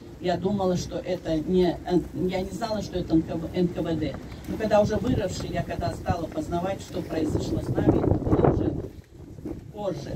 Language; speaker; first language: Russian; non-native, local second language; Chechen